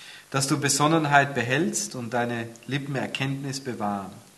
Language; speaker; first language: German; native; German